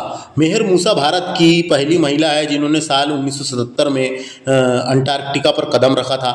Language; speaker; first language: Hindi; native; Hindi